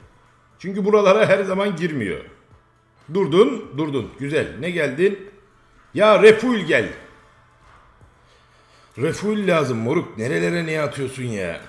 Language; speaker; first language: Turkish; native; Turkish